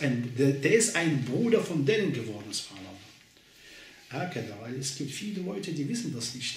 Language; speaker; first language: German; non-native, learner; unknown